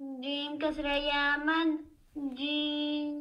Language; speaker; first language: Arabic; non-native, learner; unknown